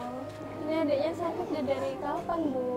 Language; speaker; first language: Indonesian; native; Indonesian